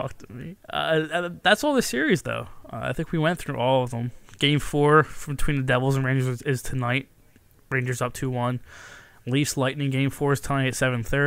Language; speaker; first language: English; native; English